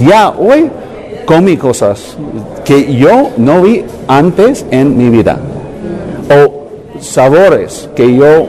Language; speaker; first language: Spanish; non-native, learner; English